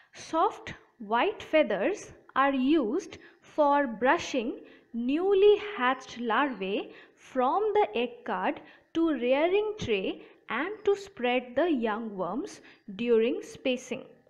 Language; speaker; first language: English; non-native, local second language; Bangla